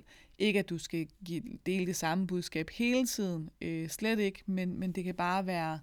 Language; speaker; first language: Danish; native; Danish